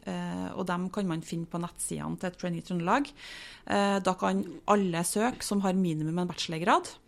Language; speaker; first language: Norwegian; native; Norwegian